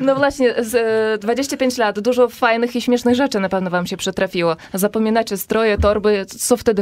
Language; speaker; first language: Polish; native; Polish